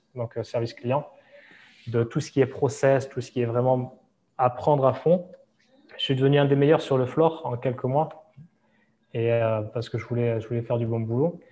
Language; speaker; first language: French; native; French